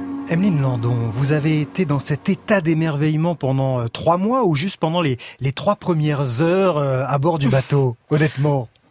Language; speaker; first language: French; native; French